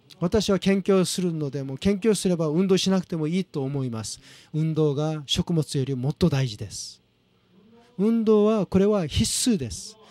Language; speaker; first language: Japanese; non-native, fluent; Korean